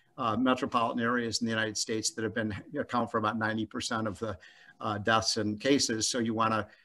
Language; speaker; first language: English; native; English